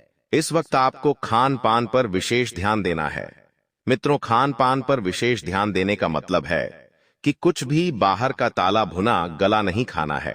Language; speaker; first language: Hindi; native; Hindi